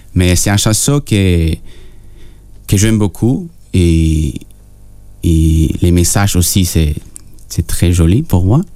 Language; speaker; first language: French; non-native, learner; Spanish